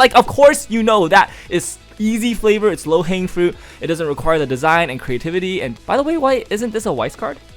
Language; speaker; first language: English; native; English